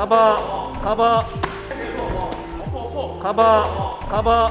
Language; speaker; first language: Korean; native; Korean